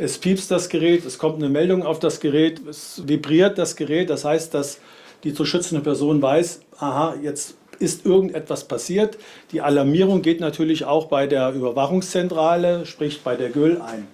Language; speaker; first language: German; native; German